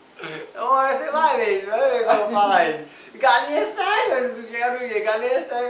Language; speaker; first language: Portuguese; native; Portuguese